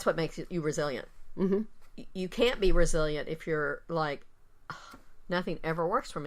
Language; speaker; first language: English; native; English